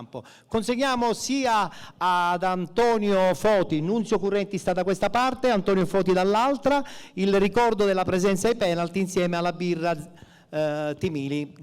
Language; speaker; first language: Italian; native; Italian